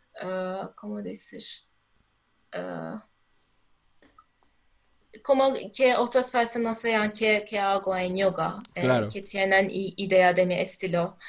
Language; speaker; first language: Spanish; non-native, learner; Turkish